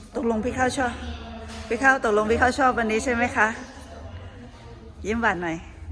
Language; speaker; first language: Thai; native; Thai